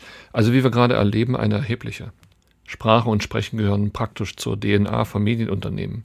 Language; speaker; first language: German; native; German